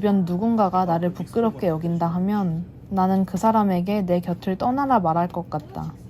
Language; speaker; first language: Korean; native; Korean